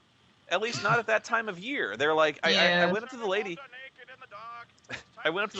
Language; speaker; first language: English; native; English